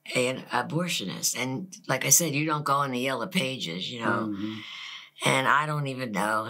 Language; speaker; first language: English; native; English